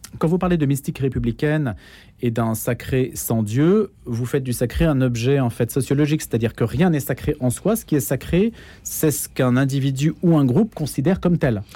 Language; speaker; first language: French; native; French